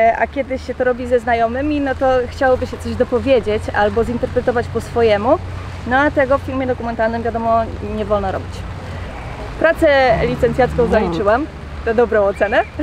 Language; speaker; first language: Polish; non-native, fluent; Croatian